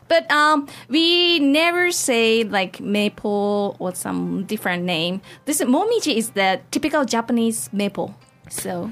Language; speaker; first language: English; non-native, fluent; Japanese